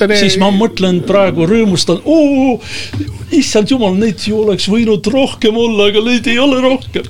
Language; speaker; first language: Estonian; non-native, local second language; Russian